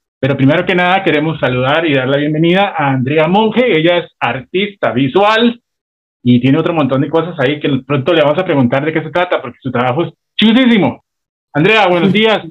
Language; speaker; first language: Spanish; native; Spanish